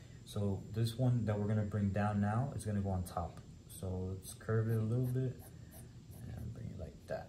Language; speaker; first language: English; native; English